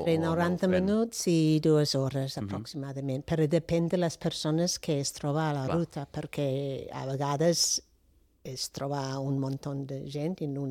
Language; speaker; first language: Catalan; non-native, fluent; English